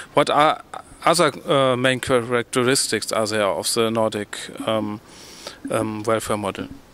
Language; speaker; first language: English; non-native, fluent; German